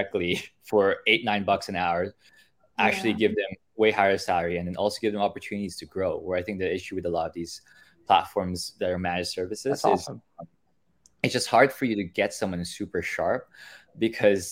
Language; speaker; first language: English; non-native, local second language; Filipino